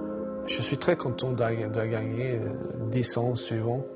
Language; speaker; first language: French; non-native, learner; Swedish